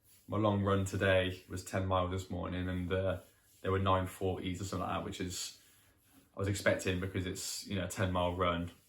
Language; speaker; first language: English; native; English